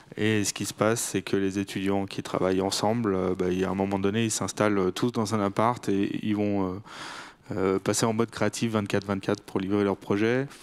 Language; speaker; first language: French; native; French